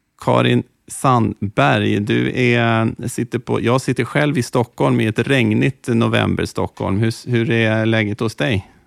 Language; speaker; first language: Swedish; native; Swedish